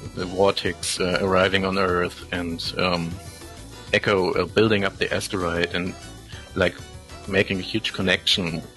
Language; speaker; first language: English; non-native, fluent; German